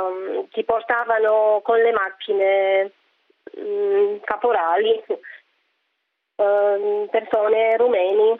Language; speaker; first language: Italian; non-native, fluent; Romanian